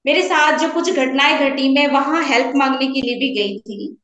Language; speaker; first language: Hindi; native; Hindi